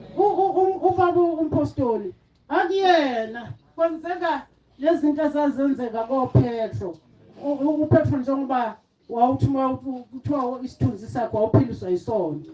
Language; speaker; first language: Zulu; native; Zulu